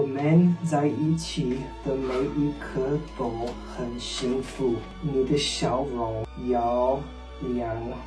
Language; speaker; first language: Chinese; non-native, learner; English